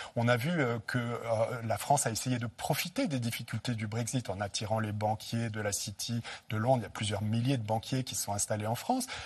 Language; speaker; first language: French; native; French